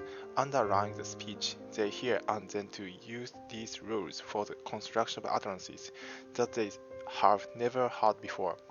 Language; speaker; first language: English; non-native, fluent; Japanese